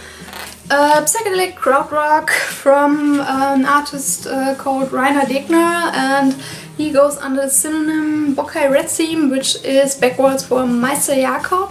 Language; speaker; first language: English; non-native, fluent; German